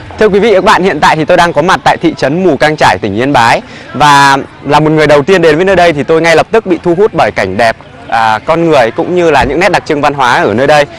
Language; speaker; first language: Vietnamese; native; Vietnamese